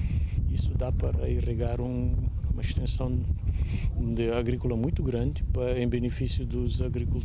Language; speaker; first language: Portuguese; non-native, local second language; Kabuverdianu